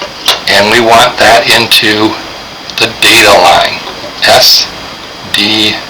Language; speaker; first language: English; native; English